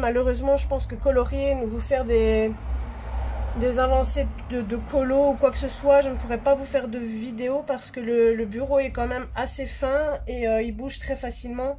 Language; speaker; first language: French; native; French